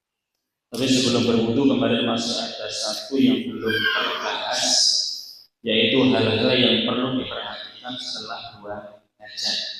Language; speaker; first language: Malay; non-native, local second language; Javanese